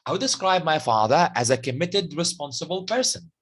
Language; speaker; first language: English; non-native, fluent; Arabic